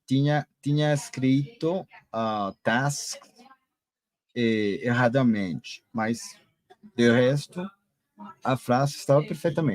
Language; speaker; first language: Portuguese; non-native, learner; Spanish